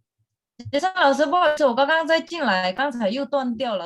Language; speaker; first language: Chinese; non-native, fluent; Indonesian